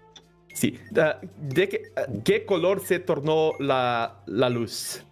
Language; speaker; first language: Spanish; non-native, learner; Portuguese